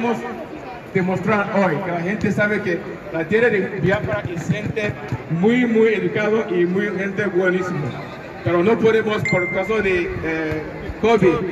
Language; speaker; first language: Spanish; non-native, learner; Igbo